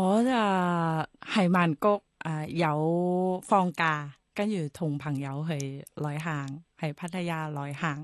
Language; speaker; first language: Cantonese; non-native, learner; Thai